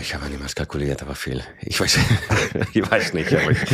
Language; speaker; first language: German; non-native, fluent; Spanish